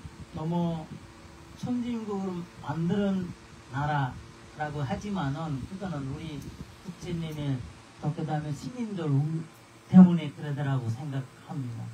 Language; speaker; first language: Korean; non-native, fluent; Bangla